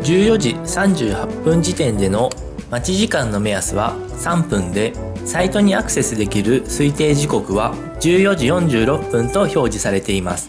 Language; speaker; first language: Japanese; native; Japanese